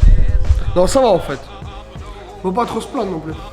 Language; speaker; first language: French; native; French